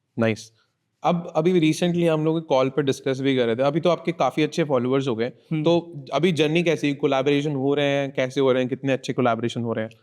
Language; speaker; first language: Hindi; native; Hindi